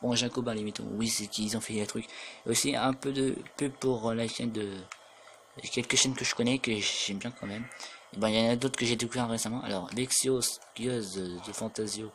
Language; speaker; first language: French; native; French